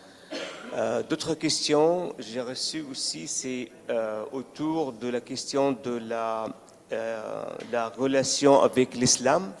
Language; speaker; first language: French; non-native, fluent; Arabic